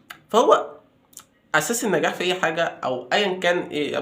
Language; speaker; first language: Arabic; native; Arabic